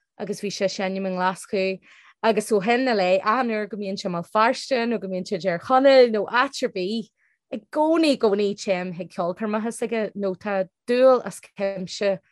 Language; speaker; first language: Irish; non-native, local second language; English